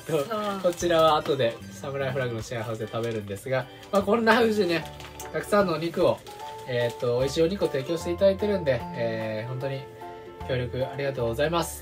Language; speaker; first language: Japanese; native; Japanese